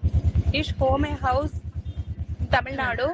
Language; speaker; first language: German; non-native, learner; Tamil